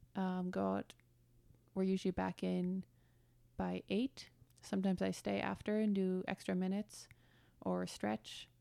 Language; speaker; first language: English; early bilingual, other home language; German